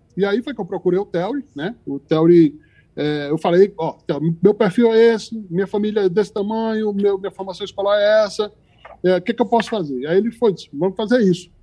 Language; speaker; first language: Portuguese; native; Portuguese